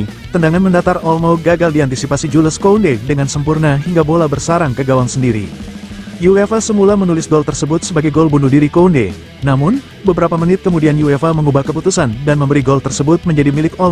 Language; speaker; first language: Indonesian; native; Indonesian